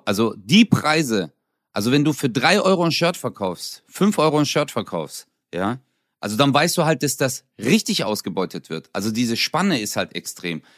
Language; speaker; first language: German; early bilingual, other home language; Turkish